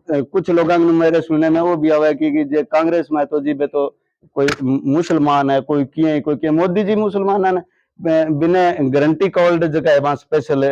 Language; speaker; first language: Hindi; native; Hindi